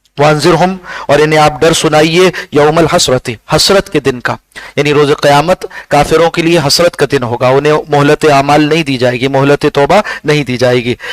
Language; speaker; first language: Urdu; native; Urdu